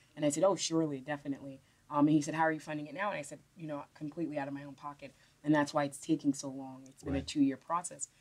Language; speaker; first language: English; native; English